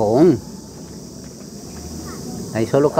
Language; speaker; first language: Spanish; native; Spanish